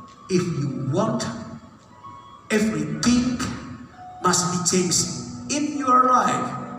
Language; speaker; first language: English; non-native, learner; Indonesian